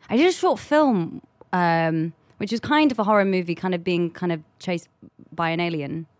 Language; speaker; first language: English; native; English